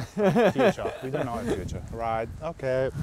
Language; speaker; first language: English; non-native, fluent; Italian